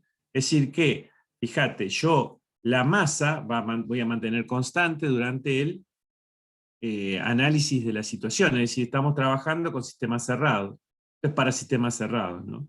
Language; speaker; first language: Spanish; native; Spanish